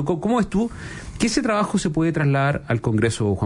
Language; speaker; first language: Spanish; native; Spanish